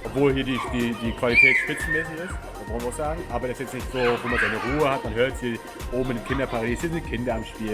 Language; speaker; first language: German; native; German